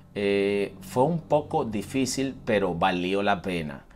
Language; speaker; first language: Spanish; native; Spanish